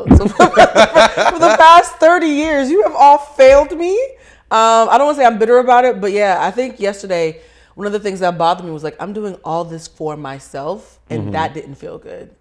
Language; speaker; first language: English; native; English